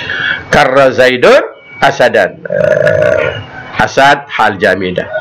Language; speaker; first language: Arabic; non-native, fluent; Malay